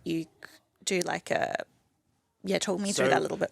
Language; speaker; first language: English; native; English